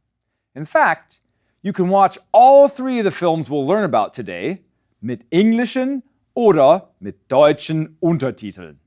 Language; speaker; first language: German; non-native, fluent; English